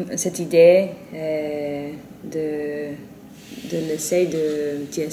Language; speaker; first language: French; non-native, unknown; Spanish